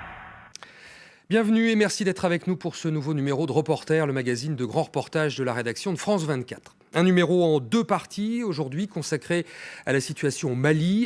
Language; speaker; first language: French; native; French